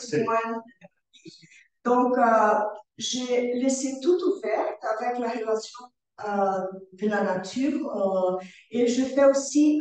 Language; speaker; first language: French; non-native, learner; Portuguese